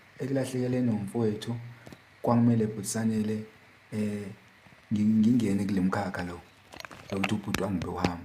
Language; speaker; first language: Zulu; native; Zulu